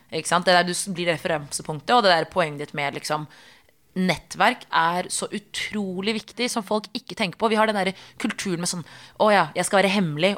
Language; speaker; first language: Norwegian; early bilingual, other home language; Tigrinya